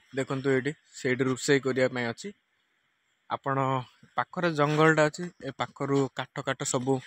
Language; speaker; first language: Odia; native; Odia